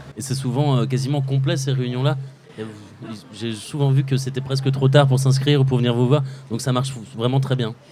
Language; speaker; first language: French; native; French